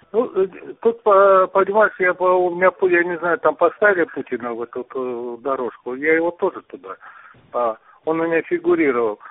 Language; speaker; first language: Russian; non-native, local second language; Uzbek